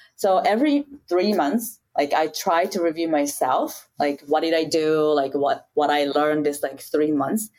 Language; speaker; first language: English; non-native, fluent; Japanese